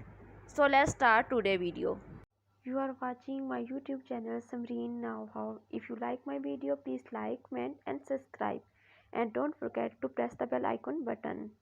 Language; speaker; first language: English; non-native, local second language; Urdu